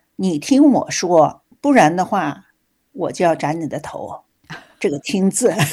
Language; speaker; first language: Chinese; native; Chinese